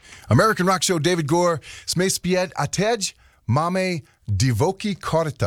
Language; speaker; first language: Czech; non-native, learner; English